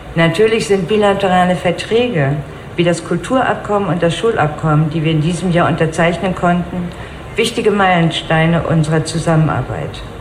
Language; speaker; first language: German; native; German